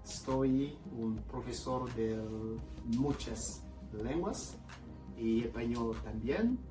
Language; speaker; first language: Spanish; non-native, learner; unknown